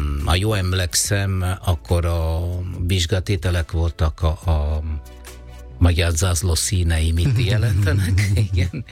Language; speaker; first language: Hungarian; non-native, fluent; Italian